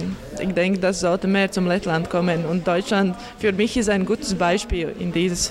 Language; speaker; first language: German; non-native, learner; Latvian